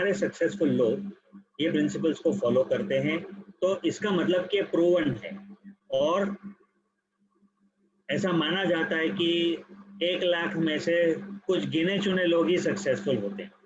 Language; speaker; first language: Hindi; native; Hindi